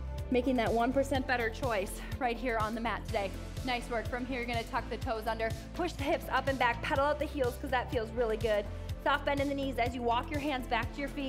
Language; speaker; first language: English; native; English